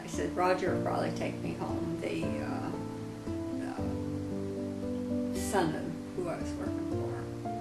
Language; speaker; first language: English; native; English